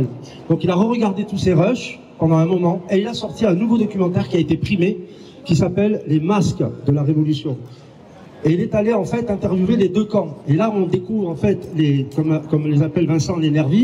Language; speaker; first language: French; native; French